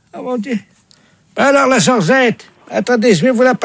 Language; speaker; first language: French; native; French